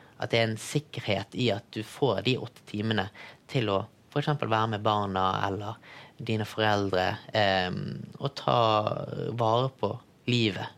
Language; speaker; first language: Norwegian; early bilingual, other home language; Tamil